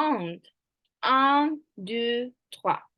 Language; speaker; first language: French; non-native, fluent; Spanish